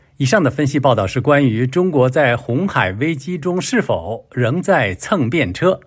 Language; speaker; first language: Chinese; native; Chinese